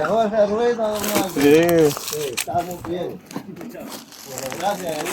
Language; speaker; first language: Spanish; native; Spanish